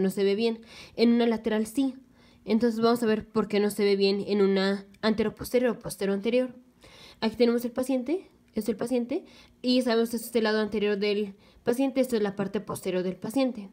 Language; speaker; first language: Spanish; native; Spanish